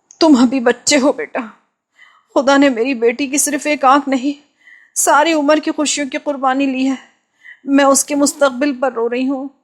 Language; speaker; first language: Urdu; native; Urdu